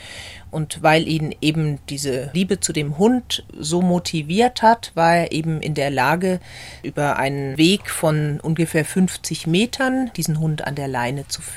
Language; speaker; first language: German; native; German